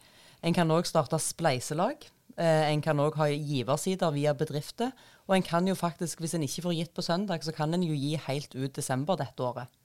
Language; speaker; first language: Norwegian; native; Norwegian